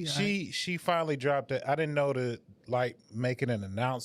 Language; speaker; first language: English; native; English